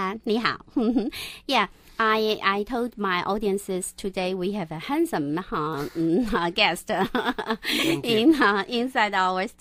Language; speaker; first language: English; non-native, local second language; Chinese